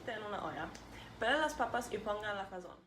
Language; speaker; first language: Spanish; non-native, learner; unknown